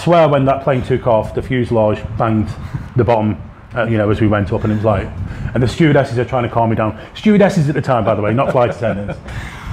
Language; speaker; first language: English; native; English